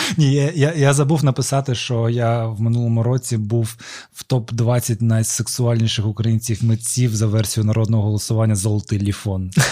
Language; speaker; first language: Ukrainian; non-native, local second language; Russian